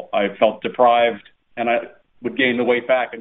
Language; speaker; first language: English; native; English